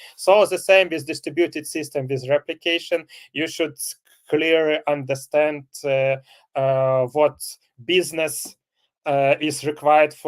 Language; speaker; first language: English; non-native, fluent; Ukrainian